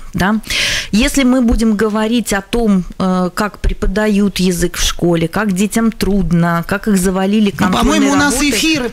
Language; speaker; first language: Russian; non-native, local second language; Latvian